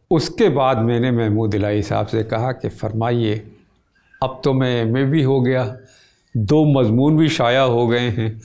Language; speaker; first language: Urdu; native; Urdu